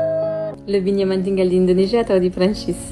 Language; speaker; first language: Indonesian; non-native, fluent; French